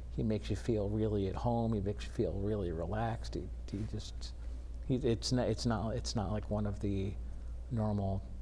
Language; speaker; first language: English; native; English